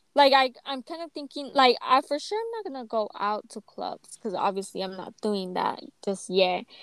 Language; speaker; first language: English; native; English